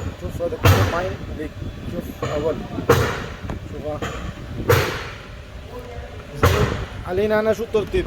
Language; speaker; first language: Arabic; non-native, learner; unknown